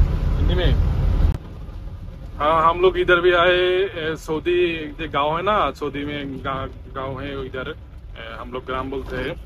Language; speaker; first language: Hindi; non-native, learner; Bangla